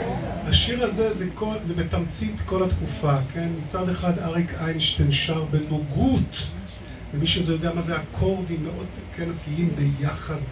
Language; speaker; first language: Hebrew; native; Hebrew